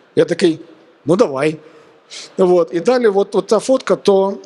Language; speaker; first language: Ukrainian; non-native, local second language; Russian